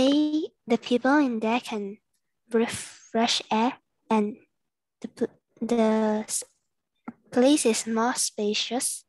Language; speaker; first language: English; non-native, learner; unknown